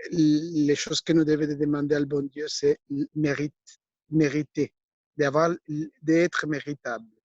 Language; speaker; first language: French; non-native, fluent; Spanish